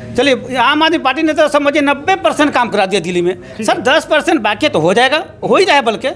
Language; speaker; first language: Hindi; native; Hindi